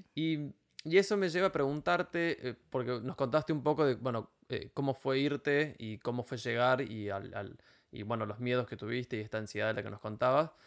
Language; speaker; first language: Spanish; native; Spanish